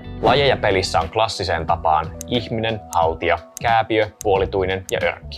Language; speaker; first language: Finnish; native; Finnish